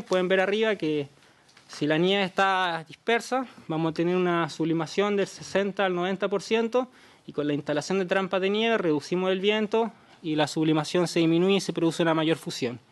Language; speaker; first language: Spanish; native; Spanish